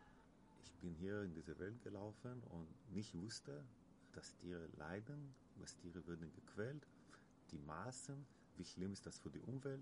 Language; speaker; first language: German; non-native, learner; Hebrew